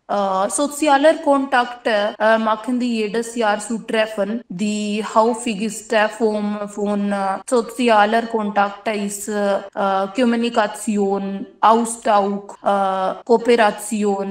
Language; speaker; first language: German; non-native, learner; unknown